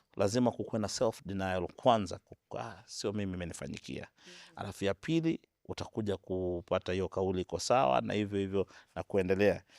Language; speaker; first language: Swahili; non-native, local second language; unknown